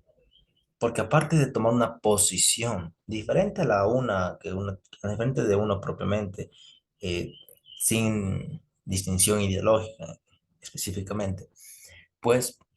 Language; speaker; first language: Spanish; native; Spanish